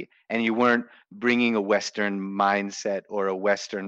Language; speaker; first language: English; native; English